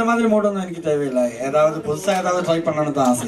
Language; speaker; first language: Tamil; non-native, learner; Malayalam